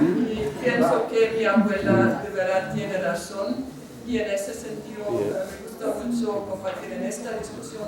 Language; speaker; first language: Spanish; non-native, fluent; German